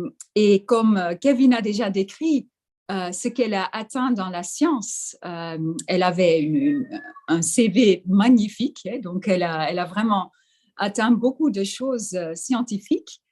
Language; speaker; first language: French; non-native, fluent; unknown